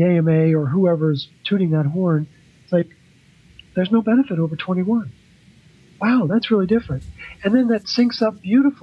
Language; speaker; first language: English; native; English